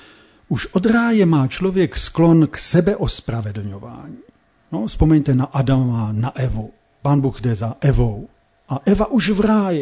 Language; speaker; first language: Czech; native; Czech